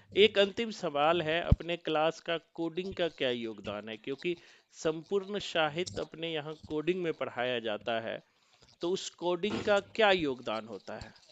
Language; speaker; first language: Hindi; native; Hindi